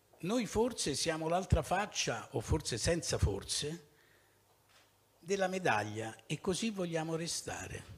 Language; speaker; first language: Italian; native; Italian